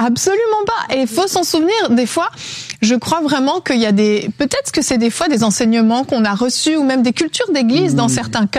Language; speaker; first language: French; native; French